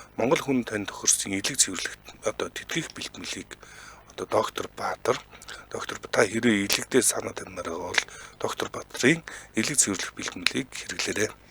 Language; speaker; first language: Mongolian; native; Mongolian